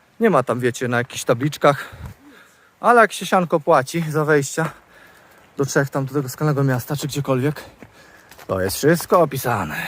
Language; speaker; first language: Polish; native; Polish